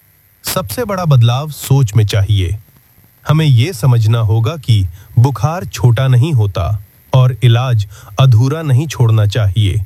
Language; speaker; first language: Hindi; native; Hindi